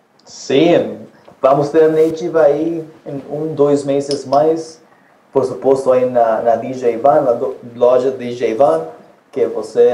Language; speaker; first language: Portuguese; non-native, fluent; Spanish